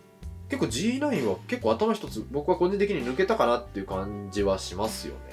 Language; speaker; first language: Japanese; native; Japanese